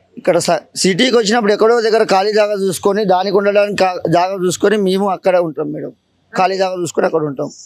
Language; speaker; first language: Telugu; native; Telugu